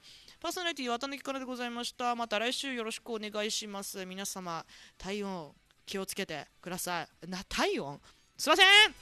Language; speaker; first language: Japanese; native; Japanese